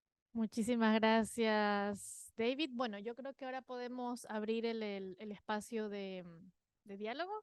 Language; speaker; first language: Spanish; native; Spanish